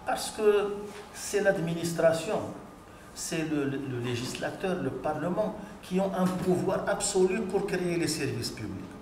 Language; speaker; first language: French; non-native, local second language; Arabic